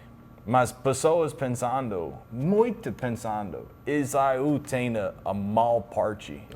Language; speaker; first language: Portuguese; non-native, learner; English